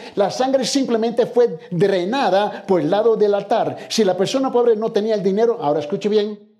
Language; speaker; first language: Spanish; early bilingual, heritage; Spanish